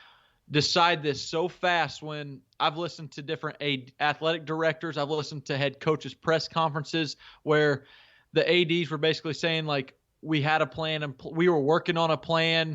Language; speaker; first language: English; native; English